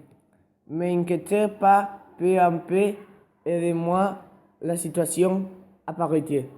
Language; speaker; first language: French; non-native, learner; Spanish